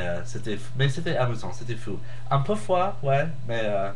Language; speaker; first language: French; non-native, learner; English